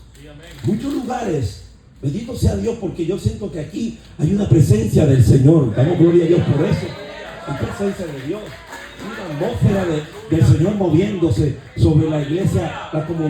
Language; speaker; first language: Spanish; native; Spanish